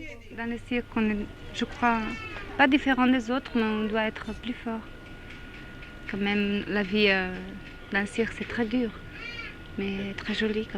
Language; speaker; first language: French; non-native, fluent; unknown